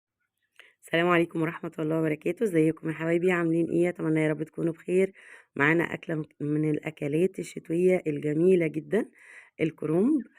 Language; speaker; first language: Arabic; native; Arabic